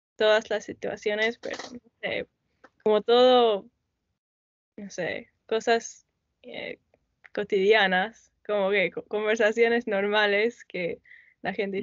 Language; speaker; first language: Spanish; non-native, learner; English